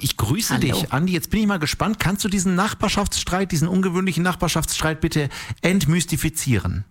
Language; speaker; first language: German; native; German